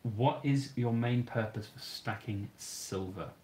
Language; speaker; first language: English; native; English